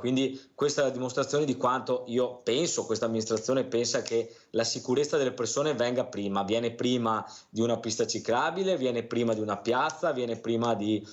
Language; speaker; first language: Italian; native; Italian